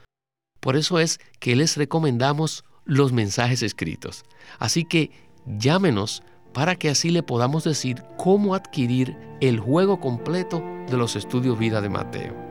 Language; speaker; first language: Spanish; native; Spanish